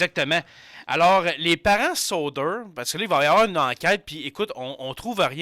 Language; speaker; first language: French; native; French